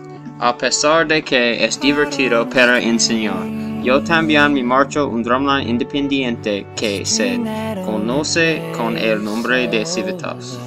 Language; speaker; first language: Spanish; non-native, learner; English